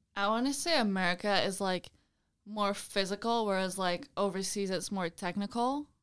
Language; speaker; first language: English; non-native, fluent; Dutch